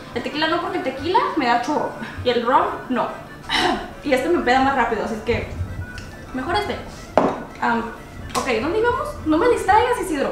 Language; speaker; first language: Spanish; early bilingual, heritage; Spanish